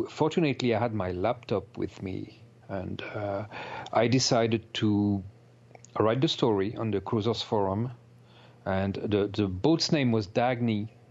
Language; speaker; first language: English; non-native, fluent; French